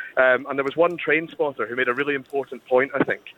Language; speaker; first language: English; native; English